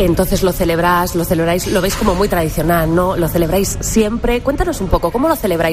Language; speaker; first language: Spanish; native; Spanish